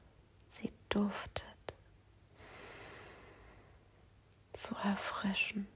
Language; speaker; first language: German; native; German